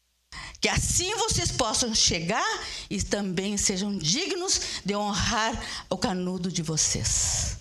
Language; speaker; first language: Portuguese; early bilingual, other home language; Spanish